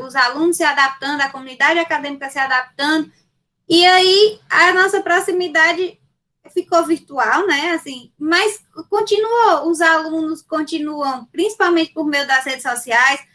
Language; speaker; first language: Portuguese; native; Portuguese